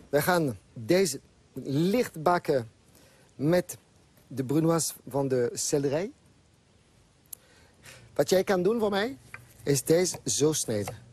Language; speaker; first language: Dutch; non-native, fluent; French